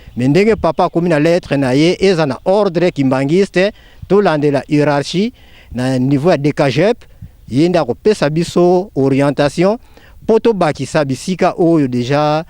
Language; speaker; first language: Lingala; non-native, local second language; Kongo